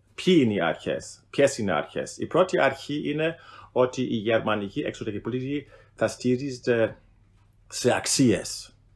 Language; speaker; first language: Greek; non-native, fluent; German